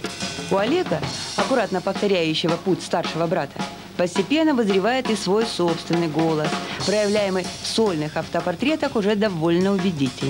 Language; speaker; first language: Russian; native; Russian